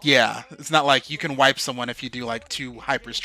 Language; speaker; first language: English; native; English